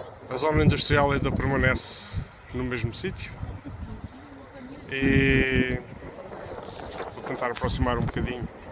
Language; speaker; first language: Portuguese; native; Portuguese